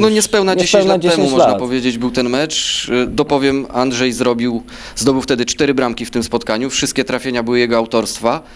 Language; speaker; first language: Polish; native; Polish